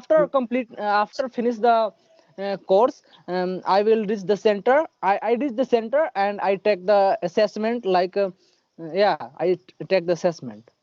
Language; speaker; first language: English; non-native, learner; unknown